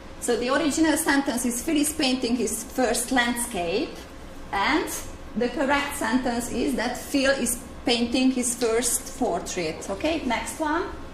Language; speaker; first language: English; non-native, fluent; Hungarian